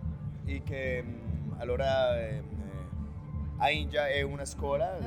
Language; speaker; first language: Italian; non-native, learner; Spanish